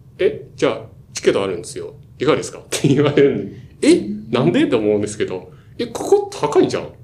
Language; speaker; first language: Japanese; non-native, fluent; Chinese